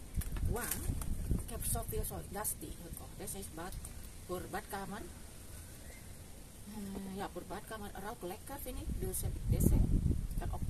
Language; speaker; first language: Dutch; non-native, learner; Indonesian